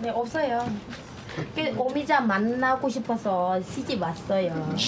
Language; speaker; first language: Korean; non-native, learner; Khmer